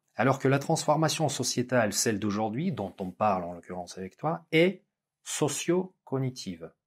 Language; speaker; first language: French; non-native, fluent; Russian